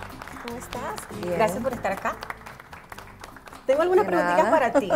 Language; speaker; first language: Spanish; native; Spanish